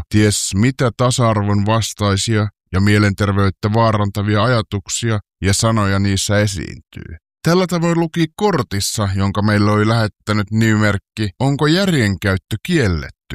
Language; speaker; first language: Finnish; native; Finnish